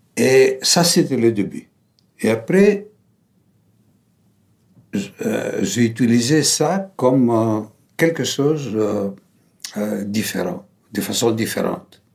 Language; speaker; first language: French; non-native, fluent; Greek